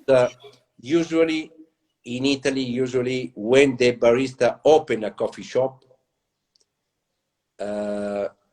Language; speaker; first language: English; non-native, learner; Italian